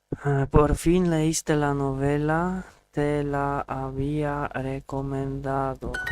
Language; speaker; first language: Spanish; non-native, learner; English